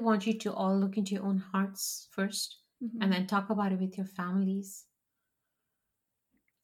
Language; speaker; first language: English; non-native, local second language; Punjabi